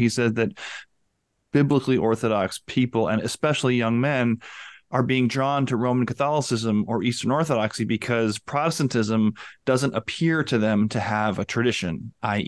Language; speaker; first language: English; native; English